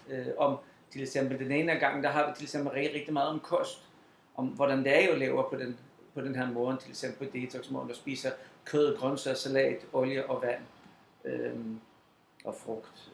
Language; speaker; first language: Danish; non-native, fluent; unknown